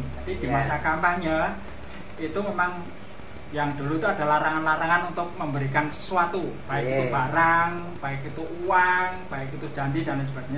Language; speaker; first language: Indonesian; native; Indonesian